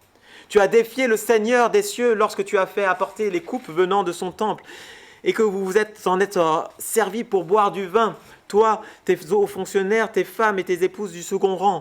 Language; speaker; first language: French; native; French